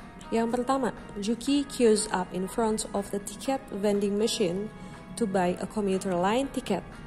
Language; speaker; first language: English; non-native, fluent; Indonesian